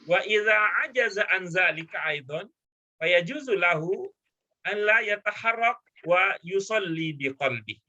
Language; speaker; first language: Arabic; non-native, fluent; Indonesian